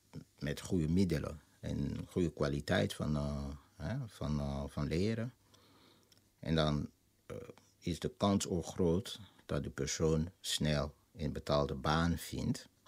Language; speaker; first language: Dutch; non-native, fluent; Lingala